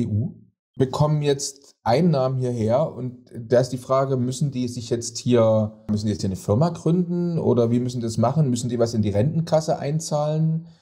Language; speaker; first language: German; native; German